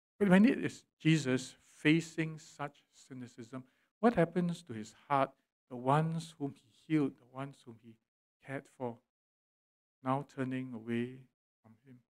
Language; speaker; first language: English; native; English